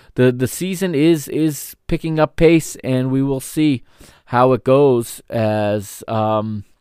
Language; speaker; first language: English; native; English